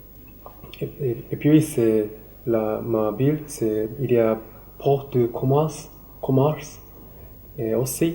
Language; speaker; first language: French; non-native, learner; Japanese